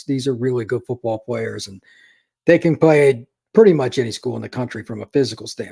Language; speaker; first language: English; native; English